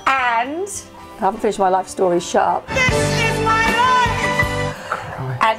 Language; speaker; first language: English; native; English